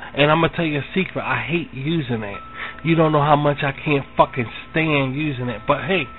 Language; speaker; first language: English; native; English